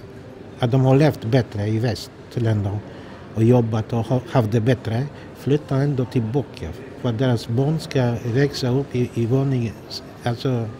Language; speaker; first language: Swedish; non-native, fluent; Polish